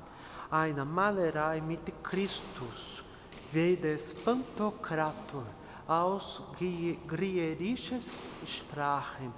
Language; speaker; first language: German; non-native, learner; Portuguese